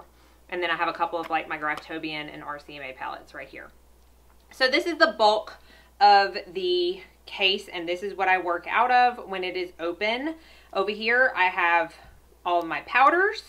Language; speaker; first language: English; native; English